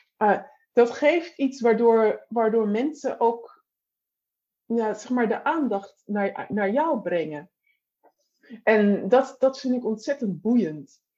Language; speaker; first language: Dutch; native; Dutch